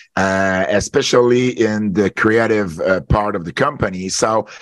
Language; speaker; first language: English; non-native, fluent; French